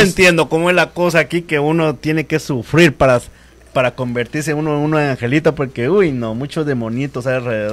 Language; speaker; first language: Spanish; native; Spanish